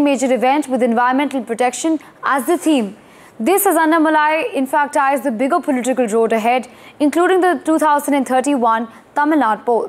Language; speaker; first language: English; non-native, local second language; Punjabi